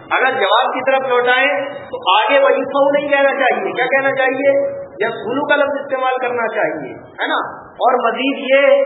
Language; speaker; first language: Urdu; native; Urdu